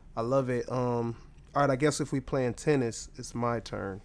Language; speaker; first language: English; native; English